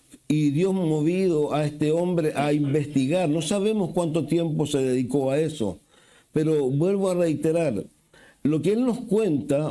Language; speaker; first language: Spanish; native; Spanish